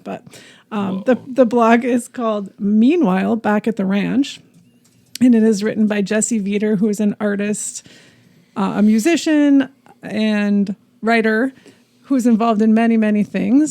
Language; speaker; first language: English; native; English